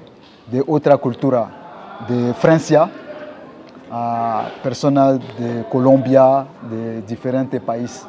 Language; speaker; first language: Spanish; non-native, learner; French